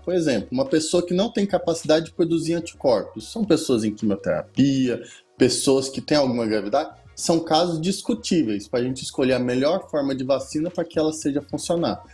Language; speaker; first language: Portuguese; native; Portuguese